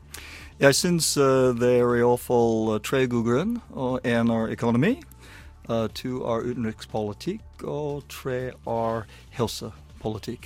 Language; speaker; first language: Norwegian; non-native, learner; English